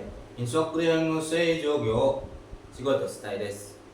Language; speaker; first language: Japanese; non-native, learner; Indonesian